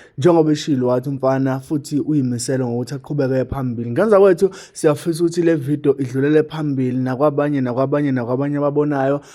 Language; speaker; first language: Zulu; native; Zulu